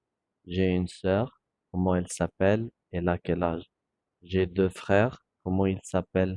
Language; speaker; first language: French; non-native, fluent; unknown